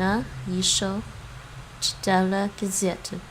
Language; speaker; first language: Russian; non-native, learner; English